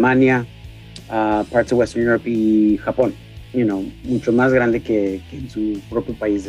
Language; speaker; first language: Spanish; early bilingual, heritage; Spanish